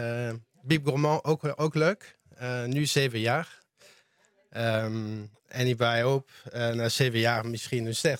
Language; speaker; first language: Dutch; non-native, learner; French